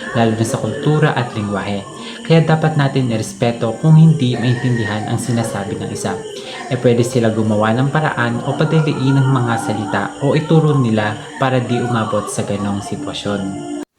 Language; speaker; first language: Filipino; native; Filipino